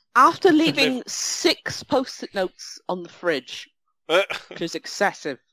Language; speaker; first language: English; native; English